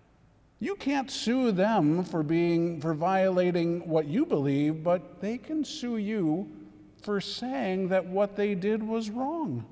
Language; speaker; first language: English; native; English